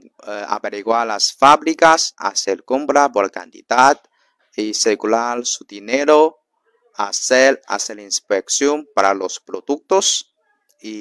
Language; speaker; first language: Spanish; non-native, learner; Chinese